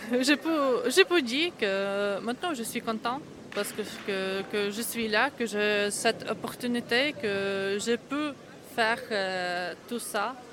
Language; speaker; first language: French; non-native, learner; Ukrainian